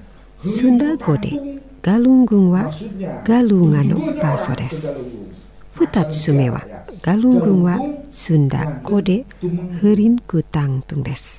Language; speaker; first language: Japanese; non-native, fluent; Indonesian